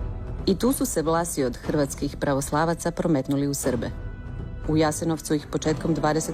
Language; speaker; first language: Croatian; native; Croatian